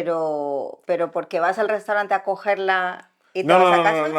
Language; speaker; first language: Spanish; native; Spanish